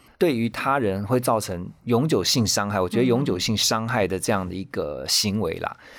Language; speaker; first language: Chinese; native; Chinese